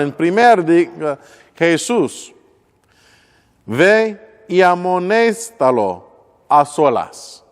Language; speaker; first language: Spanish; non-native, learner; English